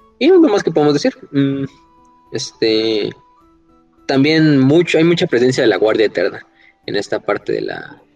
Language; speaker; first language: Spanish; native; Spanish